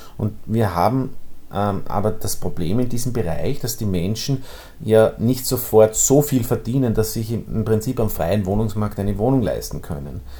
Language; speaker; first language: German; native; German